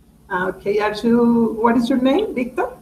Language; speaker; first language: English; non-native, learner; Spanish